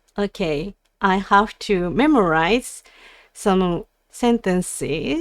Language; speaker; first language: English; non-native, learner; Japanese